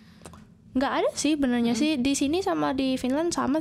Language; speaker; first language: Indonesian; early bilingual, heritage; Indonesian